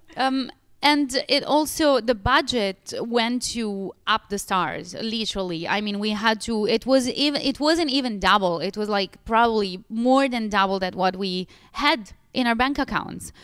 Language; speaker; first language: English; non-native, fluent; Italian